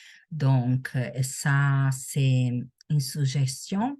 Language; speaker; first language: French; non-native, learner; Portuguese